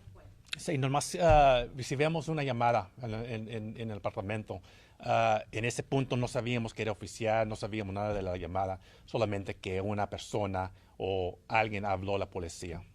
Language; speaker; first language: Spanish; early bilingual, heritage; English